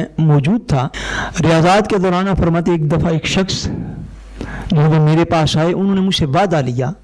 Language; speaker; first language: Urdu; non-native, local second language; Punjabi